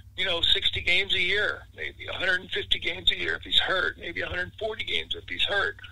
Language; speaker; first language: English; native; English